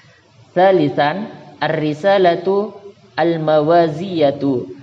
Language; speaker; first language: Arabic; non-native, learner; Indonesian